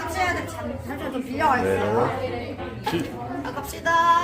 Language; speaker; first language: Korean; native; Korean